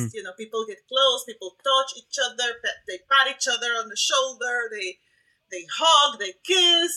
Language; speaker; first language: English; non-native, fluent; Spanish